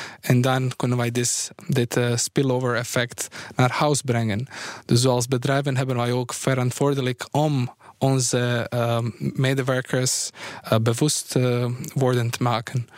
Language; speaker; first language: Dutch; non-native, fluent; Bosnian